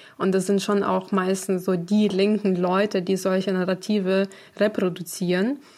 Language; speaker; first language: German; non-native, fluent; Ukrainian